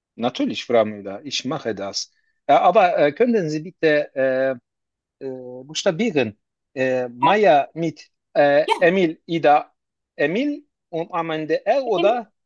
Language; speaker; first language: German; non-native, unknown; Turkish